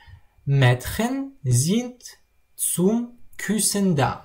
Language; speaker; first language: German; non-native, learner; Russian